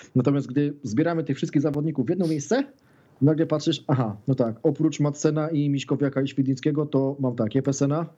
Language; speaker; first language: Polish; native; Polish